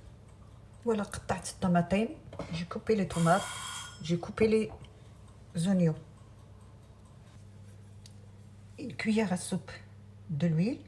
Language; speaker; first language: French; non-native, local second language; Arabic